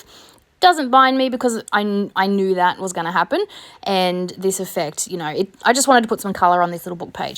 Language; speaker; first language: English; native; English